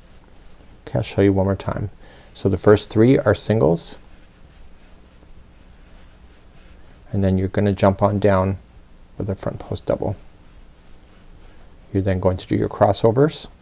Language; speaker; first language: English; native; English